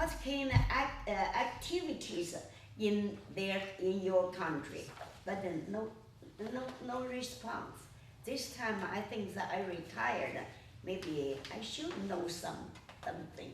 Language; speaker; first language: English; non-native, learner; Chinese